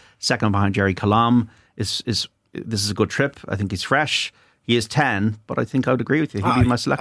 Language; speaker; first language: English; native; English